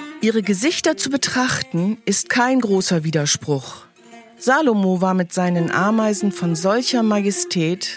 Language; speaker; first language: German; native; German